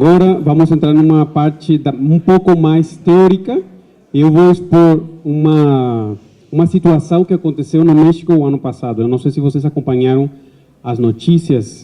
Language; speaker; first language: Portuguese; non-native, fluent; Spanish